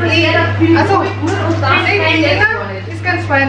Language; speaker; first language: German; non-native, learner; Indonesian